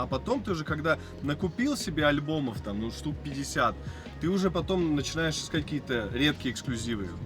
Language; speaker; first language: Russian; native; Russian